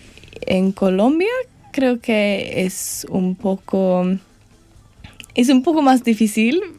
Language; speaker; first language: Spanish; non-native, learner; English